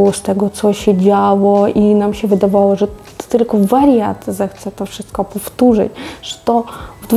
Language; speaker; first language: Polish; non-native, fluent; Russian